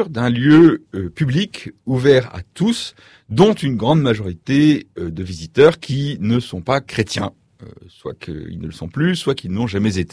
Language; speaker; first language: French; native; French